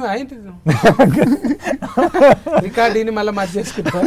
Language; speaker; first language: Telugu; native; Telugu